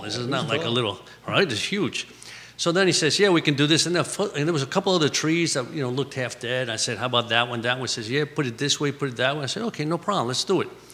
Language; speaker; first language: English; early bilingual, other home language; Spanish